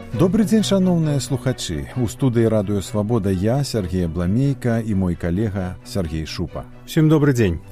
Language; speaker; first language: Belarusian; native; Belarusian